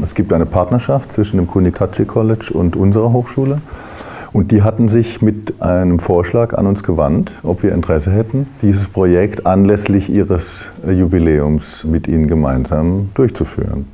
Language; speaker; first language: German; native; German